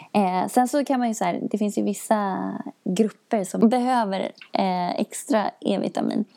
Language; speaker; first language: Swedish; native; Swedish